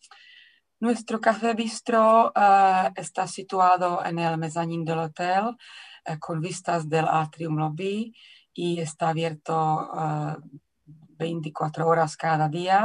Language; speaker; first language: Spanish; non-native, fluent; Czech